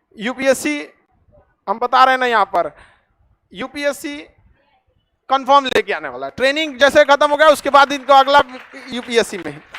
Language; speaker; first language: Hindi; native; Hindi